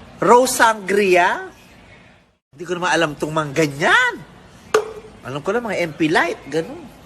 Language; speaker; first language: Filipino; native; Filipino